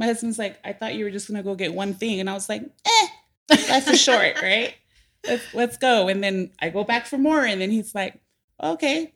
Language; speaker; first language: English; native; English